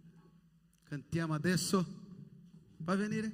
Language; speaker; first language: Italian; non-native, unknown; Portuguese